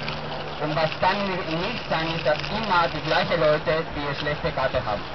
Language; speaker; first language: German; non-native, learner; Spanish